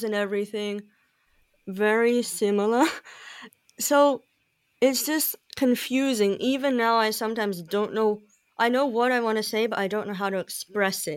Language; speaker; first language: English; native; English